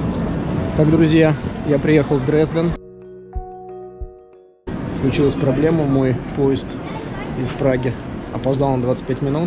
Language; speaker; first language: Russian; native; Russian